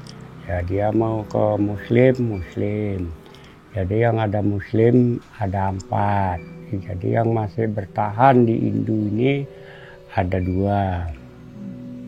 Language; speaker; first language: Indonesian; non-native, local second language; Balinese